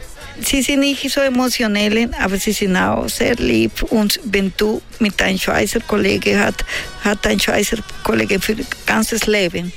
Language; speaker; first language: German; non-native, learner; Spanish